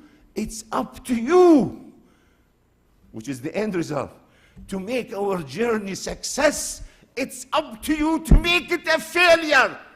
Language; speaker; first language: English; non-native, fluent; Arabic